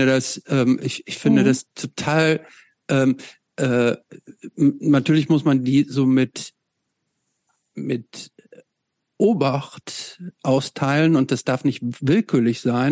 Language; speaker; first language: German; native; German